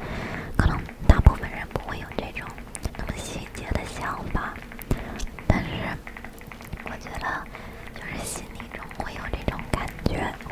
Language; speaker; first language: Chinese; early bilingual, heritage; English